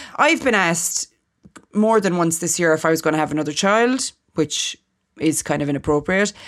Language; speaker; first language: English; native; English